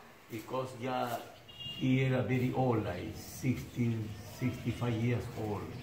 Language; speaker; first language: English; non-native, learner; Spanish